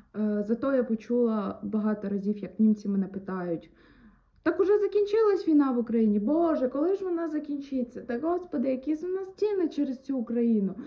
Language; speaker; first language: Ukrainian; native; Ukrainian